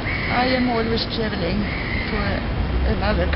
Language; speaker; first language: English; non-native, learner; Swedish